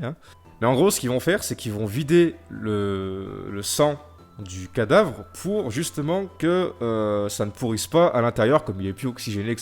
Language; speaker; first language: French; native; French